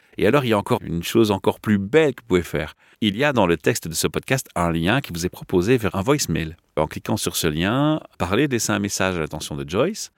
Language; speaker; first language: French; native; French